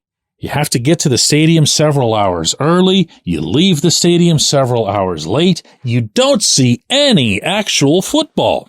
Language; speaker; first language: English; native; English